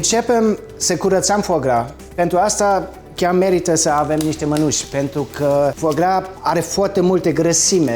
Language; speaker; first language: Romanian; non-native, fluent; German